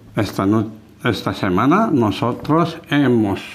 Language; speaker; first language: Spanish; non-native, fluent; Indonesian